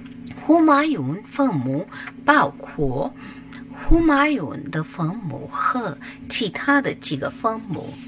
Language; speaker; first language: Chinese; non-native, fluent; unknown